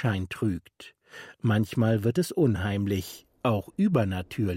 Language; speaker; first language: German; native; German